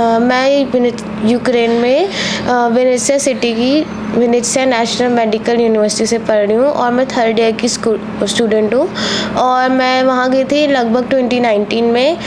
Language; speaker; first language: Hindi; native; Hindi